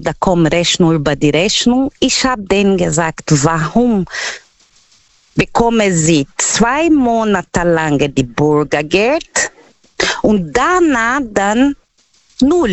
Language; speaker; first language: German; non-native, learner; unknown